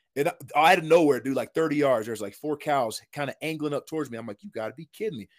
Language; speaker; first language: English; native; English